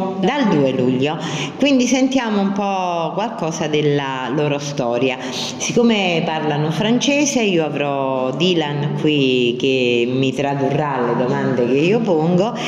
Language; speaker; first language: Italian; native; Italian